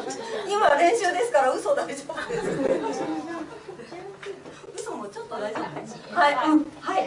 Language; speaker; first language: Japanese; non-native, fluent; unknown